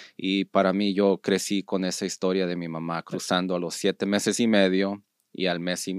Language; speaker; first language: Spanish; early bilingual, heritage; Spanish